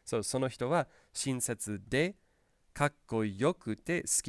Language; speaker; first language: Japanese; non-native, fluent; English